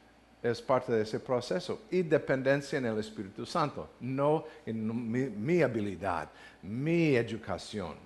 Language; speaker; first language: Spanish; non-native, fluent; English